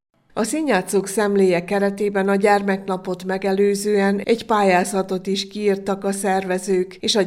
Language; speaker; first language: Hungarian; native; Hungarian